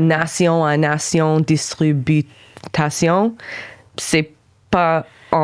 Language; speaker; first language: French; non-native, local second language; English